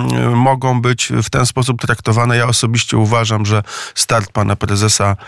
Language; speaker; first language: Polish; native; Polish